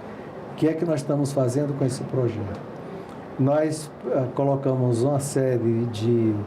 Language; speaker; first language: Portuguese; native; Portuguese